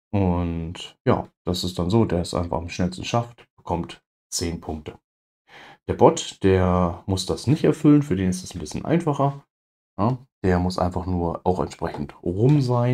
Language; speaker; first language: German; native; German